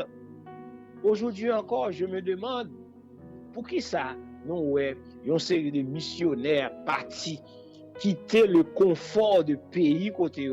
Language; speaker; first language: French; non-native, local second language; Haitian Creole